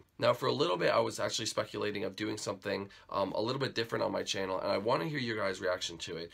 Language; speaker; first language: English; native; English